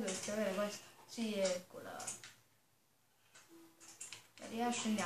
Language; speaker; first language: Italian; native; Italian